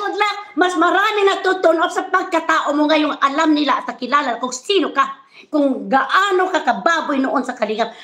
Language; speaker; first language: Filipino; native; Filipino